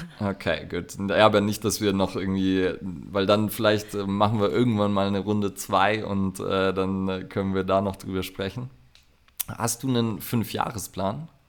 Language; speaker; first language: German; native; German